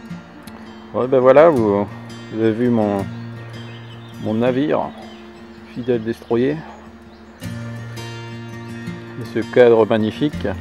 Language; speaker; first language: French; native; French